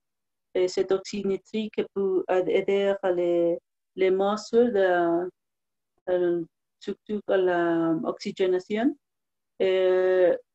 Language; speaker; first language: French; non-native, learner; Spanish